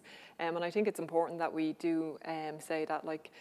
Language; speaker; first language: English; native; English